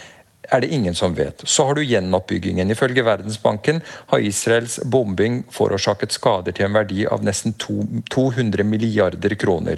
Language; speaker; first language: Norwegian; native; Norwegian